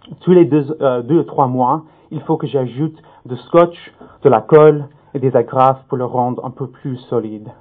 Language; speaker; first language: French; non-native, fluent; English